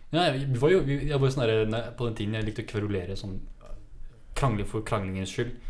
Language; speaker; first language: Norwegian; early bilingual, other home language; Kurdish